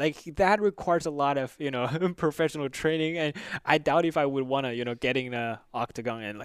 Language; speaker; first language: English; non-native, fluent; Chinese